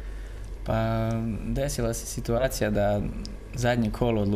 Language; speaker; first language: Croatian; native; Croatian